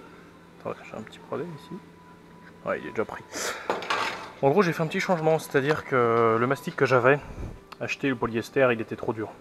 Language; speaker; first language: French; native; French